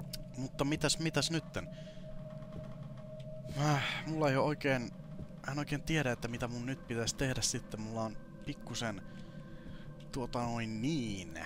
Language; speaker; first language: Finnish; native; Finnish